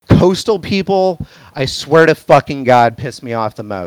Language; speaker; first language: English; native; English